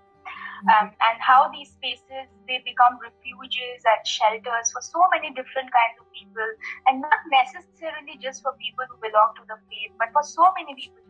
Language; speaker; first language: English; non-native, local second language; Bangla